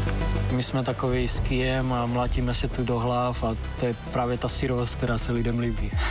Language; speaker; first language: Czech; native; Czech